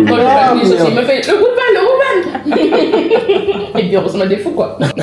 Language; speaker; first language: French; native; French